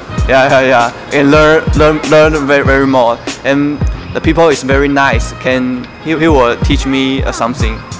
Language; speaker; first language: English; non-native, learner; Chinese